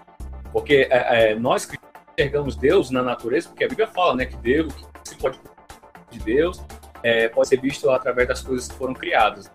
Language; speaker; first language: Portuguese; native; Portuguese